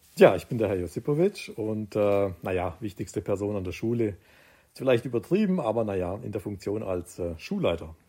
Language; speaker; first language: German; early bilingual, other home language; Croatian